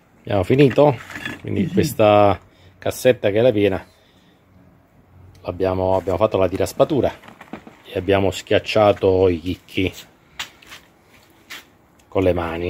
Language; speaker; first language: Italian; native; Italian